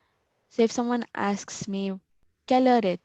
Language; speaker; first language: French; non-native, learner; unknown